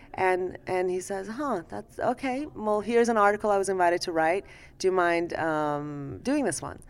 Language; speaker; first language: English; early bilingual, other home language; Persian